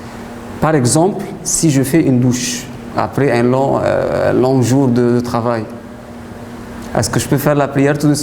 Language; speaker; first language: French; non-native, fluent; Arabic